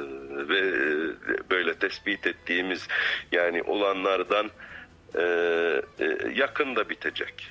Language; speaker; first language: Turkish; non-native, fluent; Arabic